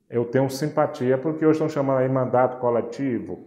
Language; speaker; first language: Portuguese; native; Portuguese